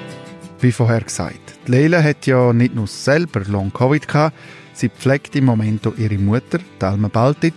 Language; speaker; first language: German; native; German